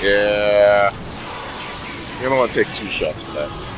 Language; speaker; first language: English; native; English